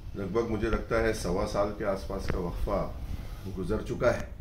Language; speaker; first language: Hindi; non-native, local second language; Urdu